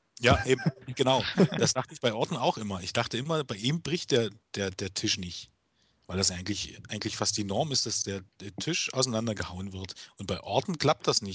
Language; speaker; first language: German; native; German